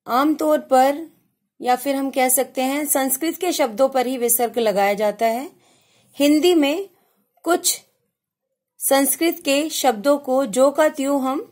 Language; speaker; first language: Hindi; native; Hindi